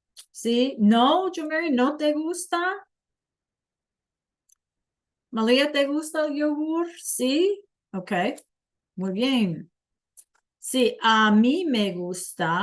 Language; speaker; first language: Spanish; non-native, fluent; English